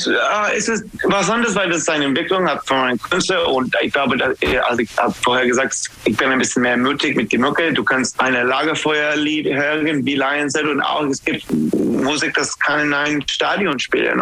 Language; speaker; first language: German; non-native, fluent; English